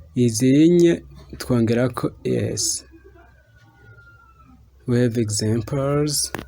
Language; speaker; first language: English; non-native, fluent; Rundi